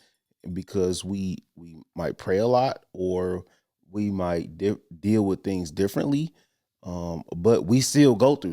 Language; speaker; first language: English; native; English